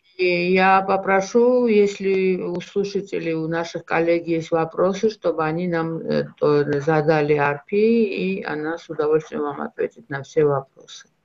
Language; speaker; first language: Russian; non-native, local second language; Georgian